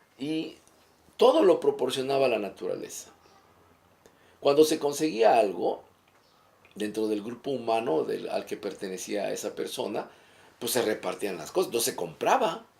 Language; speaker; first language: Spanish; native; Spanish